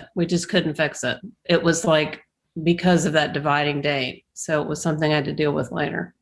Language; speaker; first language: English; native; English